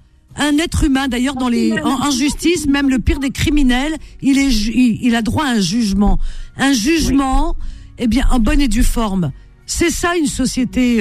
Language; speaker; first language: French; native; French